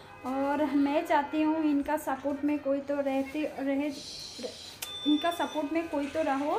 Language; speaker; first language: Hindi; non-native, local second language; Bangla